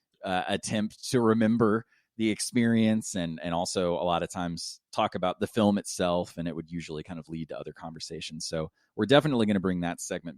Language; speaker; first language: English; native; English